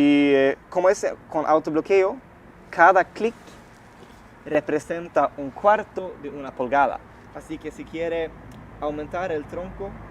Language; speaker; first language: Spanish; non-native, fluent; Swedish